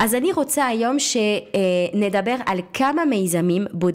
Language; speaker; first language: Hebrew; non-native, fluent; French